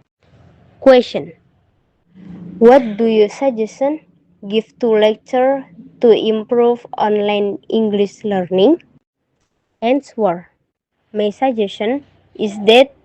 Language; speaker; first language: English; non-native, learner; Indonesian